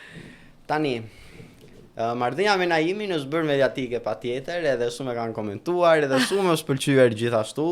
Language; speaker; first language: Albanian; native; Albanian